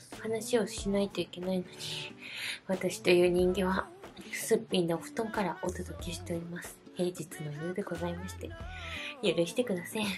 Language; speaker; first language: Japanese; native; Japanese